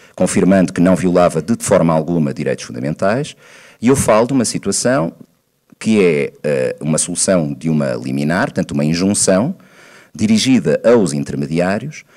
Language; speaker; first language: Portuguese; native; Portuguese